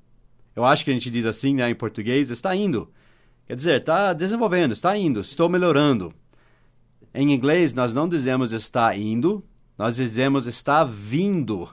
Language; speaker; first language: Portuguese; non-native, fluent; English